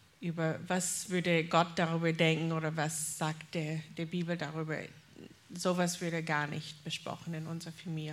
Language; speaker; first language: German; non-native, fluent; English